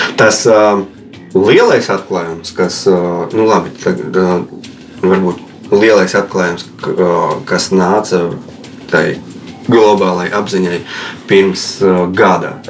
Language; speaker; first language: Latvian; non-native, local second language; Russian